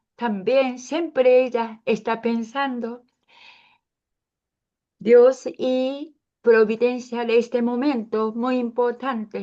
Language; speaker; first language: Spanish; non-native, learner; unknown